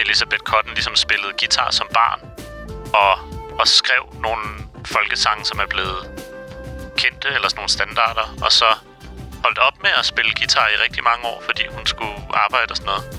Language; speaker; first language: Danish; native; Danish